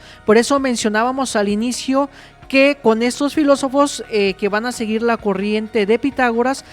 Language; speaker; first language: Spanish; native; Spanish